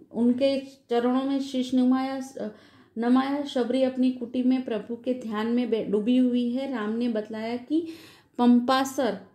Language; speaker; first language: Hindi; non-native, local second language; Gujarati